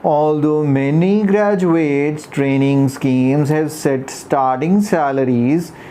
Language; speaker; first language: English; non-native, local second language; Punjabi